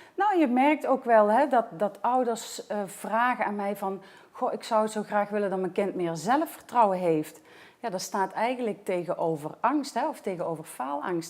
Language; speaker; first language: Dutch; native; Dutch